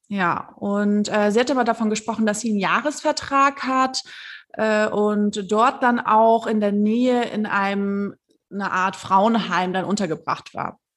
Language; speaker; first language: German; early bilingual, other home language; Turkish